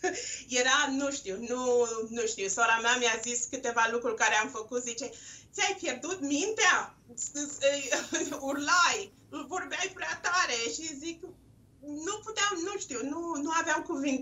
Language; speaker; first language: Romanian; non-native, local second language; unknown